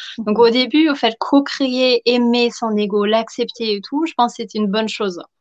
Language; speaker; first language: French; non-native, fluent; German